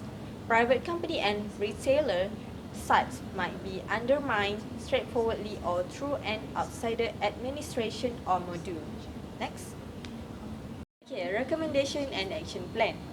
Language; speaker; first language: English; non-native, learner; Malay